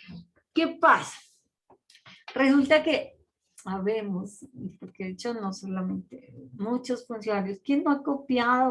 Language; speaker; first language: Spanish; native; Spanish